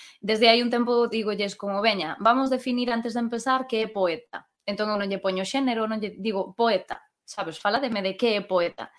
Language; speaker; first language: Galician; non-native, local second language; Spanish